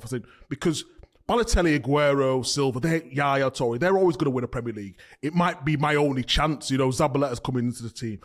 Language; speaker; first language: English; native; English